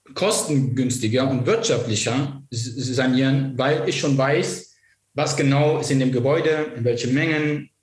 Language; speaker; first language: German; non-native, local second language; Kurdish